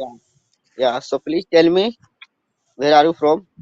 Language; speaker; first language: English; non-native, learner; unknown